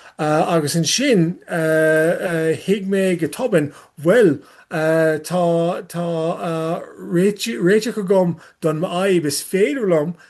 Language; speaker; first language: Irish; non-native, learner; English